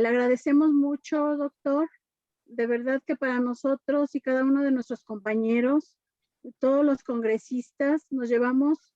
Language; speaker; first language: Spanish; native; Spanish